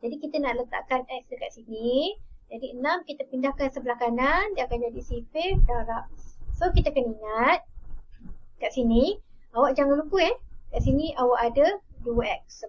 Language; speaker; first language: Malay; native; Malay